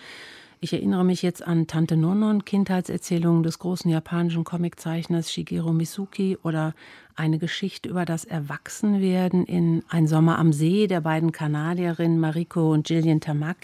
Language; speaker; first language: German; native; German